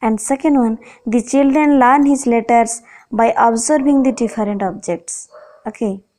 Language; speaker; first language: English; non-native, local second language; Odia